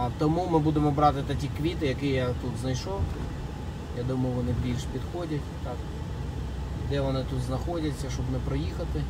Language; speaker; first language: Ukrainian; non-native, local second language; Russian